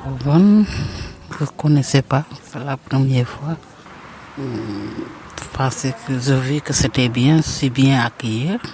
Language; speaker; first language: French; non-native, learner; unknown